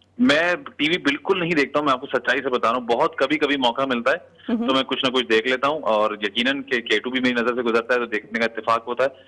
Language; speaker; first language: Urdu; native; Urdu